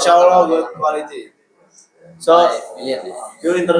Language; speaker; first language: English; non-native, learner; Indonesian